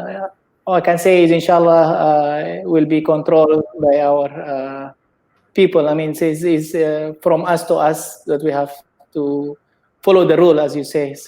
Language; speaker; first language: English; non-native, learner; Indonesian